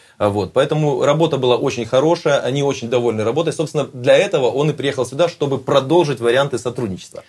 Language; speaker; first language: Russian; native; Russian